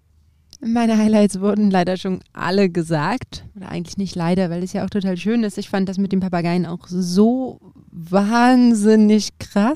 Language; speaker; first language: German; native; German